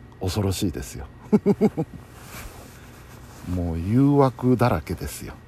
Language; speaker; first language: Japanese; native; Japanese